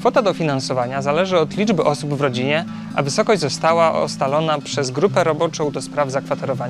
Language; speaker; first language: Polish; native; Polish